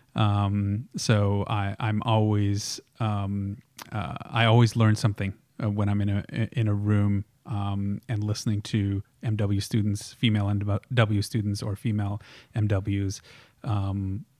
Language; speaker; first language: English; non-native, fluent; Swiss German